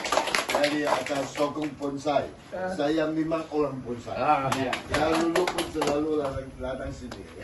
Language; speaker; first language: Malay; non-native, local second language; Chinese